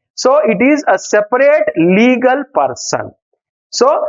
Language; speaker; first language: English; non-native, local second language; Telugu